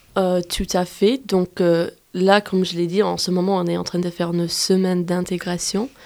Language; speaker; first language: French; non-native, fluent; English